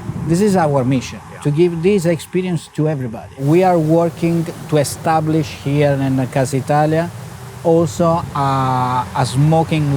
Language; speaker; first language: English; non-native, fluent; Italian